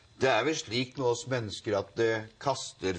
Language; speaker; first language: Norwegian; native; Norwegian